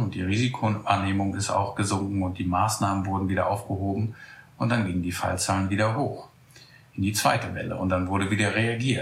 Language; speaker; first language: German; native; German